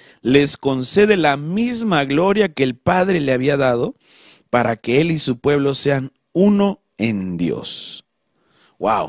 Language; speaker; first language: Spanish; native; Spanish